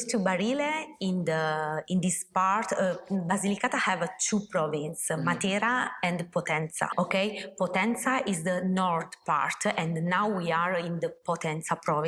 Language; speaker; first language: English; non-native, learner; Italian